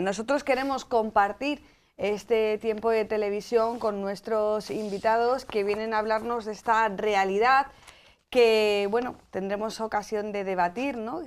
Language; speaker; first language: Spanish; native; Spanish